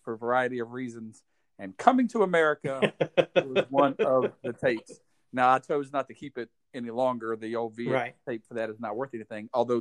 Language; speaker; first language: English; native; English